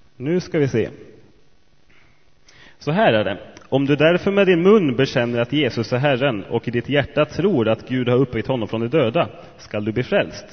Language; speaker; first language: Swedish; native; Swedish